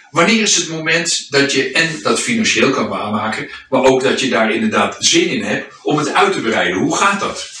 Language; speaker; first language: Dutch; native; Dutch